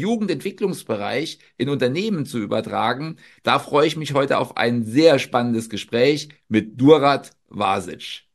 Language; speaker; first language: German; native; German